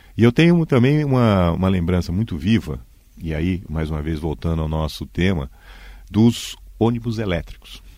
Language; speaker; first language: Portuguese; native; Portuguese